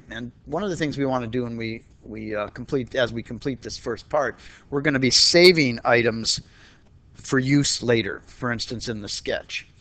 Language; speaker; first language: English; native; English